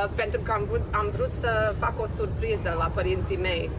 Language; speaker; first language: Romanian; early bilingual, heritage; Romanian